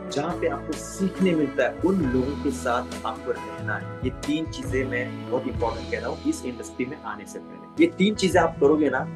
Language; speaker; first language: Hindi; non-native, local second language; Marathi